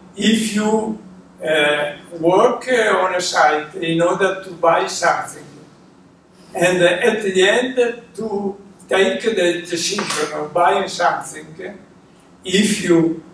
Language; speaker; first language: English; non-native, fluent; Italian